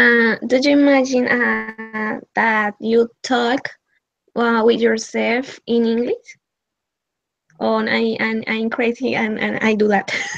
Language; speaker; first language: English; non-native, learner; Spanish